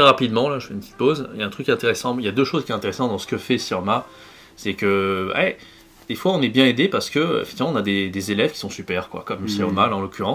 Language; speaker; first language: French; native; French